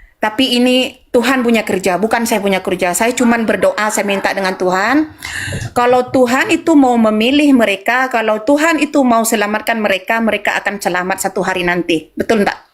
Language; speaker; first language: Indonesian; non-native, local second language; Madurese